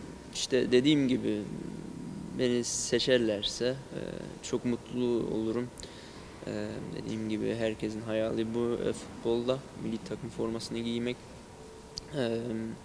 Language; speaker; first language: Turkish; early bilingual, heritage; Turkish